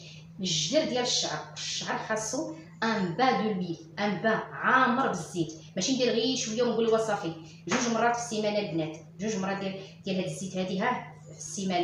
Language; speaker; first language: Arabic; native; Arabic